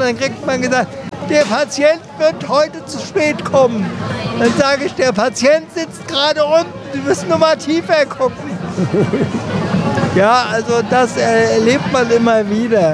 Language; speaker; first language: German; native; German